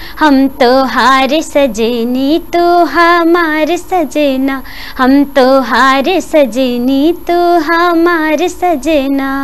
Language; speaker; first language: Bhojpuri; non-native, local second language; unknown